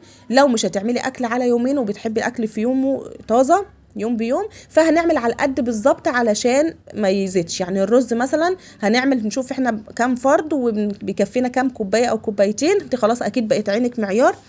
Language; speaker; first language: Arabic; native; Arabic